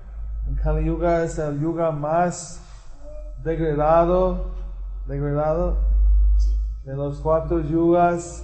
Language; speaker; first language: Spanish; non-native, fluent; English